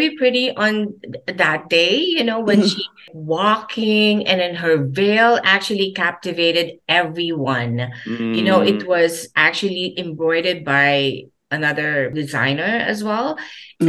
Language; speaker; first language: English; non-native, local second language; Filipino